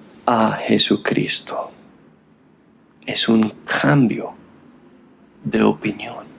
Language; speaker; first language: Spanish; non-native, fluent; English